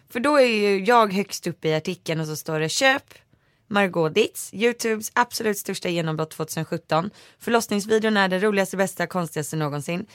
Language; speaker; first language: Swedish; native; Swedish